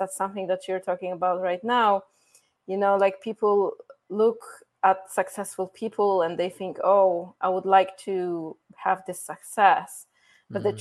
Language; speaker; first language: English; non-native, fluent; Polish